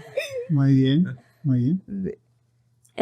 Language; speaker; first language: Spanish; non-native, fluent; English